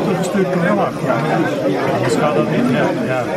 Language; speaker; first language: Dutch; native; Dutch